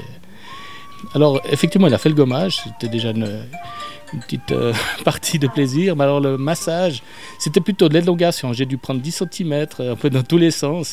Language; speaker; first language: French; native; French